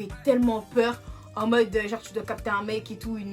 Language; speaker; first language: French; native; French